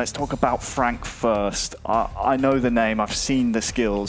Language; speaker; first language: English; native; English